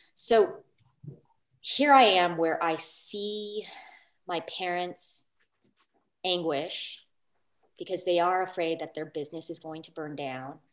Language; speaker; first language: English; native; English